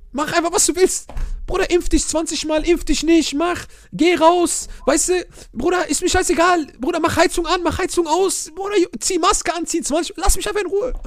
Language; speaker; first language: German; early bilingual, other home language; Arabic